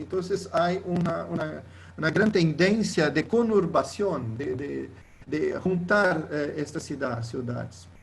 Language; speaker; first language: Spanish; non-native, learner; Portuguese